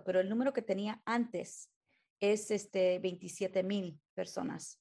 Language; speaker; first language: Spanish; early bilingual, heritage; Spanish